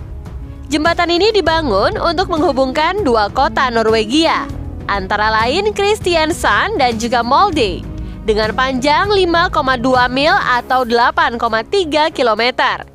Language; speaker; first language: Indonesian; native; Indonesian